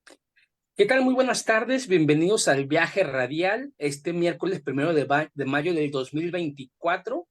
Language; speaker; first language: Spanish; native; Spanish